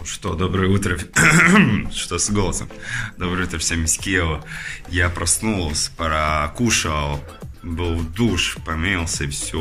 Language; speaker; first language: Russian; non-native, learner; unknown